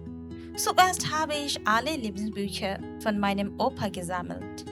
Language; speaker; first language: German; non-native, learner; Bangla